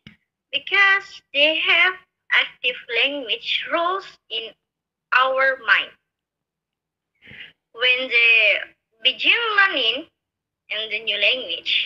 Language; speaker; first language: English; non-native, learner; Indonesian